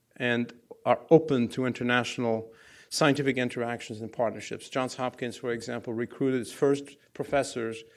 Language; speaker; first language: English; non-native, fluent; Arabic